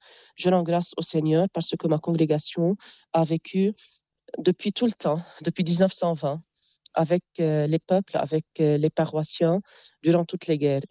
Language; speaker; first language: French; non-native, local second language; Arabic